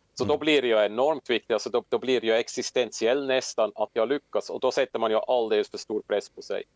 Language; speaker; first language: Swedish; non-native, fluent; Swiss German